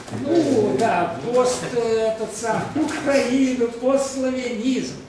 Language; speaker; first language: Russian; native; Russian